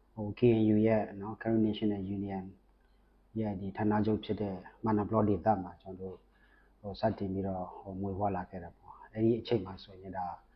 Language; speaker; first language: Burmese; non-native, local second language; S'gaw Karen